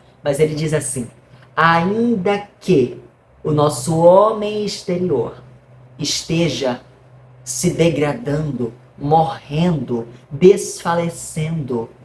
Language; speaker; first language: Portuguese; native; Portuguese